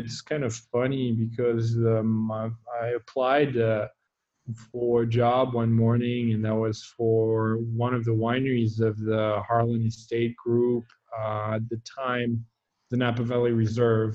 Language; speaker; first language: English; non-native, fluent; French